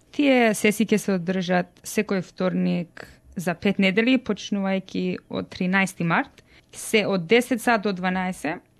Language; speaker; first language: Macedonian; early bilingual, heritage; Macedonian